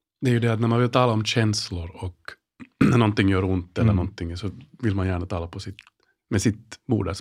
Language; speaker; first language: Swedish; native; Swedish